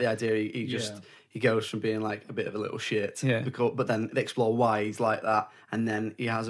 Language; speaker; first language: English; native; English